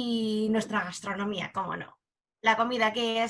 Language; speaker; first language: Spanish; native; Spanish